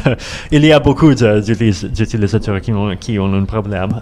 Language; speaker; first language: French; non-native, learner; Russian